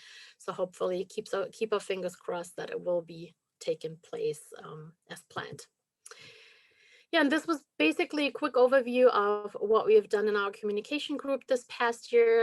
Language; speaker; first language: English; non-native, fluent; German